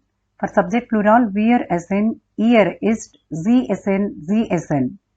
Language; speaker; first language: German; non-native, learner; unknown